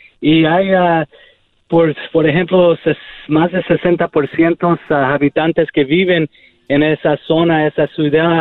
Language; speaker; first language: Spanish; early bilingual, heritage; Spanish